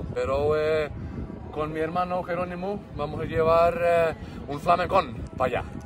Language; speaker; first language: Spanish; non-native, fluent; Icelandic